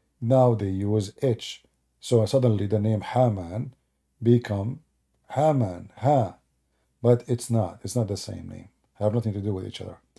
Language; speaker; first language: English; non-native, fluent; Arabic